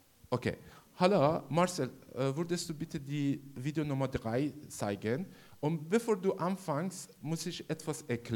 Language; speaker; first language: German; non-native, learner; Persian